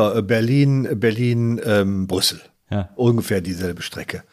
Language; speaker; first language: German; native; German